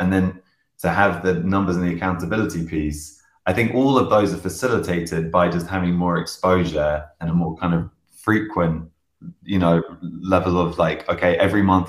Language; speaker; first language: English; native; English